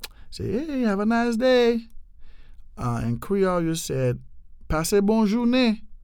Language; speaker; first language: English; non-native, fluent; Haitian Creole